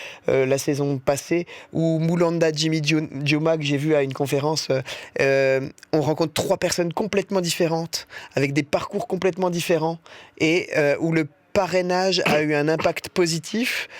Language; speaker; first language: French; native; French